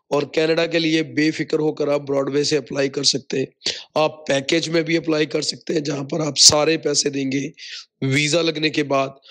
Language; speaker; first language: Hindi; non-native, local second language; Punjabi